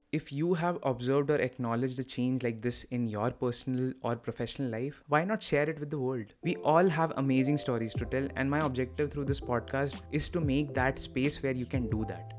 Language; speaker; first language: English; non-native, local second language; Hindi